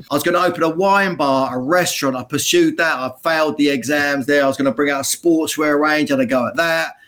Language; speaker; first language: English; native; English